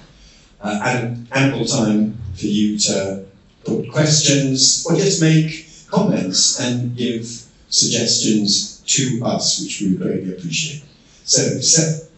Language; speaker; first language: English; native; English